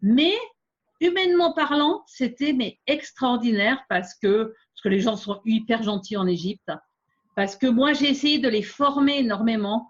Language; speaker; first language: French; native; French